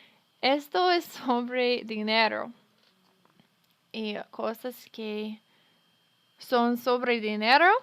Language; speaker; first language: Spanish; non-native, fluent; English